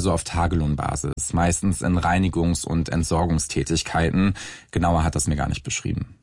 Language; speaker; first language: German; native; German